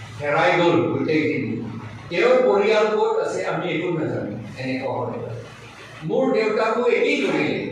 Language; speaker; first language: Assamese; non-native, local second language; Karbi